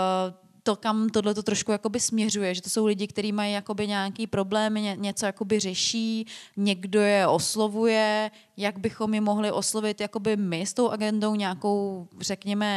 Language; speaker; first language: Czech; native; Czech